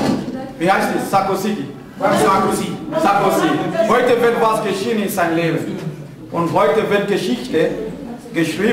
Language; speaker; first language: German; non-native, learner; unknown